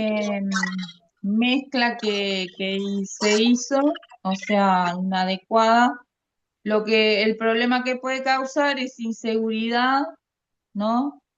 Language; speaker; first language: Spanish; native; Spanish